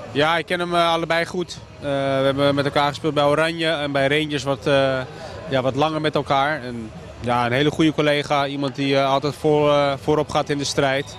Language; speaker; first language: Dutch; native; Dutch